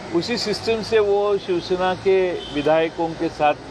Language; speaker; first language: Hindi; non-native, local second language; Marathi